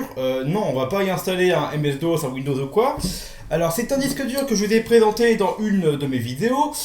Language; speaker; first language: French; native; French